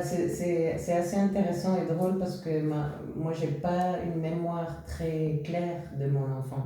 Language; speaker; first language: French; non-native, fluent; Spanish